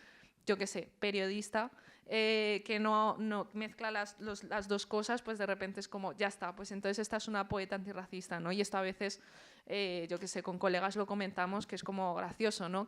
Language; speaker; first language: Spanish; early bilingual, other home language; Chinese